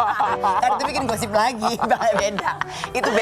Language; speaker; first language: Indonesian; native; Indonesian